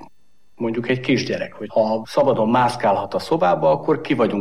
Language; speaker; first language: Hungarian; native; Hungarian